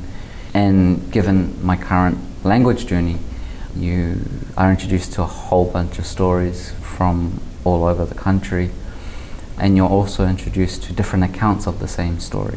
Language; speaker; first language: English; native; English